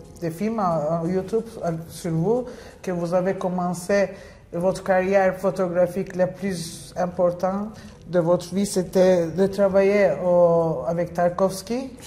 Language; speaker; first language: French; non-native, fluent; Turkish